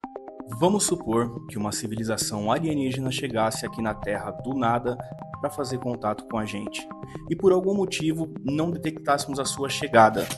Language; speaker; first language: Portuguese; native; Portuguese